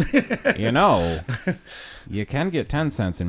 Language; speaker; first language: English; native; English